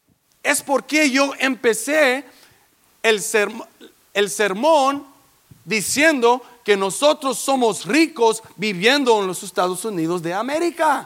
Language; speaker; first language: Spanish; early bilingual, heritage; English